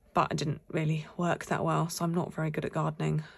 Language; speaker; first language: English; native; English